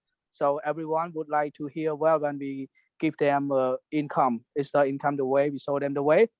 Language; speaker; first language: English; non-native, learner; Khmer